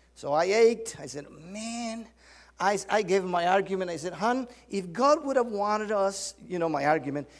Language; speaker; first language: English; non-native, fluent; Spanish